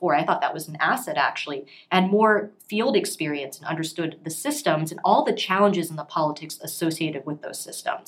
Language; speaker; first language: English; native; English